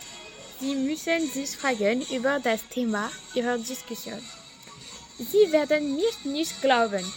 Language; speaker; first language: German; non-native, learner; French